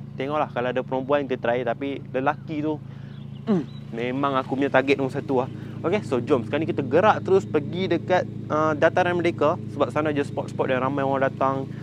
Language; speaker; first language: Malay; early bilingual, other home language; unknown